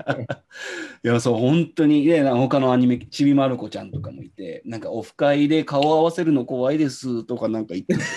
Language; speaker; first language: Japanese; native; Japanese